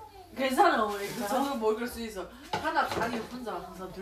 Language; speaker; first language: Korean; non-native, learner; Chinese